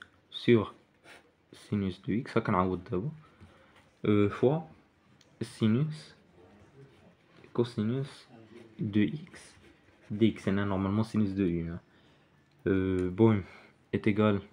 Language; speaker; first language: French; non-native, local second language; Arabic